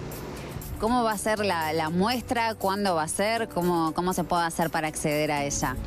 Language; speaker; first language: Spanish; native; Spanish